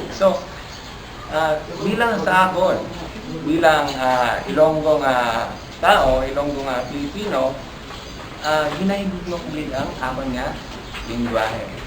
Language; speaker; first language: Filipino; non-native, local second language; Hiligaynon